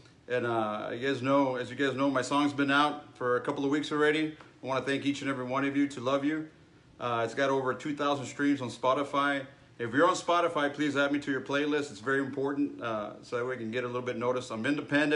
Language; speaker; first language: English; early bilingual, other home language; Spanish